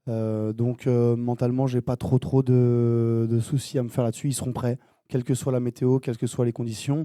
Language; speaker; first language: French; native; French